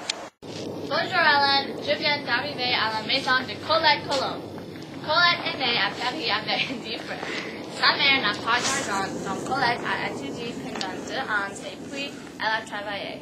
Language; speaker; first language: French; non-native, learner; English